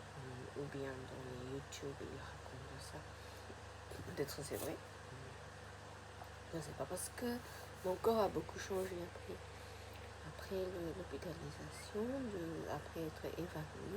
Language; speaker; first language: French; non-native, fluent; Japanese